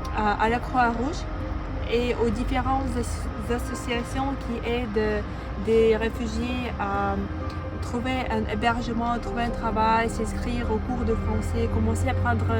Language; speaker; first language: French; non-native, fluent; Russian